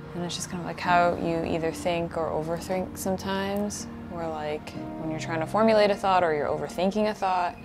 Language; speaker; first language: English; native; English